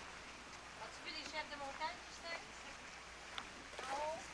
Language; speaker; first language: French; native; French